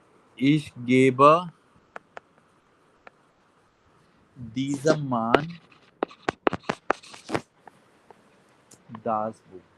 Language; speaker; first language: German; non-native, fluent; Hindi